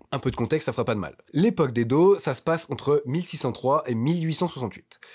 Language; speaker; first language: French; native; French